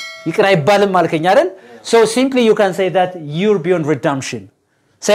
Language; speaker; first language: English; non-native, fluent; Amharic